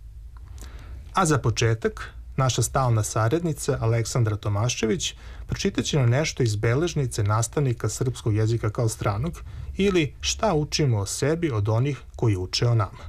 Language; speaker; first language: Serbian; native; Serbian